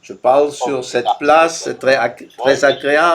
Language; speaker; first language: French; non-native, fluent; German